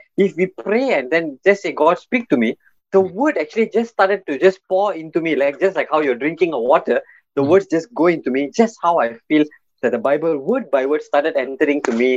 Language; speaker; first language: English; non-native, local second language; Tamil